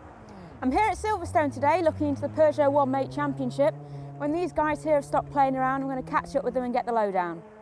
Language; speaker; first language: English; native; English